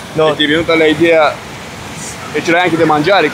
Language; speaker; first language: Italian; native; Italian